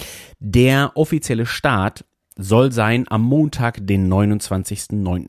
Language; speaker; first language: German; native; German